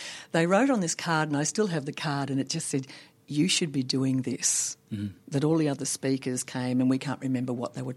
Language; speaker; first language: English; native; English